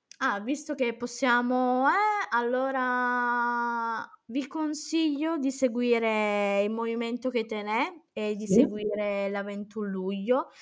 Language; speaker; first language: Italian; early bilingual, other home language; Romany